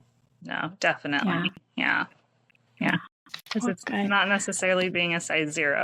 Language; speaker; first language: English; native; English